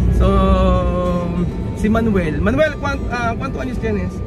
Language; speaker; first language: Spanish; non-native, learner; Filipino